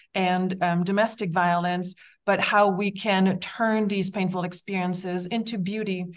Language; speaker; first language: English; native; English